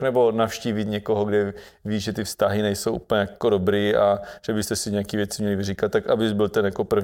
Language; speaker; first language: Czech; native; Czech